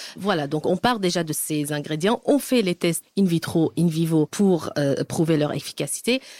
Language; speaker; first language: French; non-native, fluent; Arabic